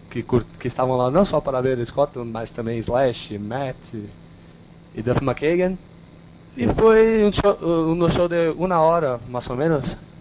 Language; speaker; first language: Portuguese; non-native, learner; Spanish